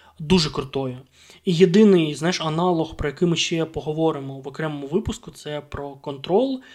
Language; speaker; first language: Ukrainian; non-native, local second language; Russian